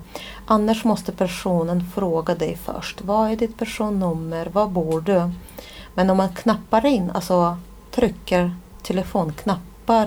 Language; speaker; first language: Swedish; non-native, fluent; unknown